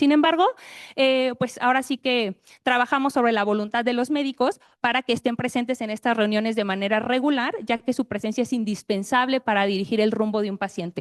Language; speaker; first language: Spanish; native; Spanish